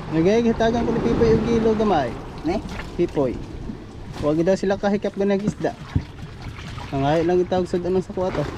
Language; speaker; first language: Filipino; non-native, local second language; Cebuano